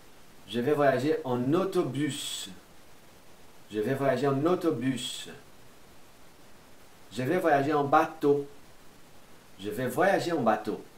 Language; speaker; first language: French; non-native, fluent; Portuguese